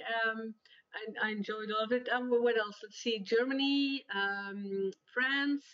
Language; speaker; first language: English; non-native, fluent; Dutch